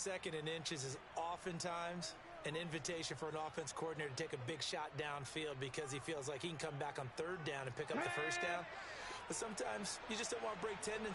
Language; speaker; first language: English; native; English